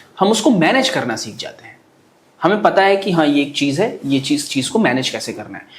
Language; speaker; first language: Hindi; non-native, local second language; Bhojpuri